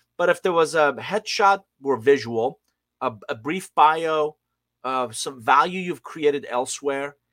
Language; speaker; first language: English; non-native, fluent; Persian